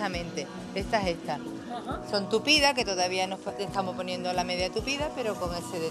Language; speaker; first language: Spanish; native; Spanish